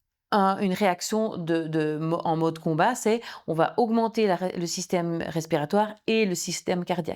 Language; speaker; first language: French; native; French